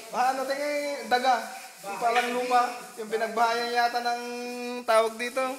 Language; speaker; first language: Filipino; non-native, local second language; Cebuano